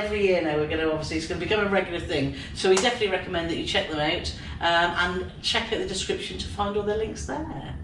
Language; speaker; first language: English; native; English